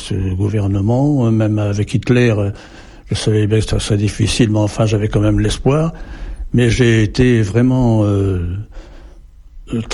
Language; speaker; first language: French; native; French